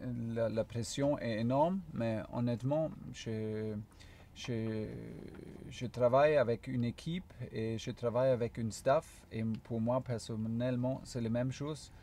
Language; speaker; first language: French; non-native, fluent; German